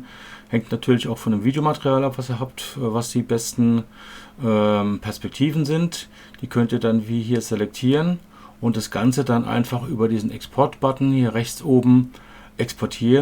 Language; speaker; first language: German; native; German